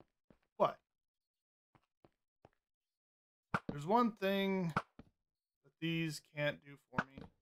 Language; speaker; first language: English; native; English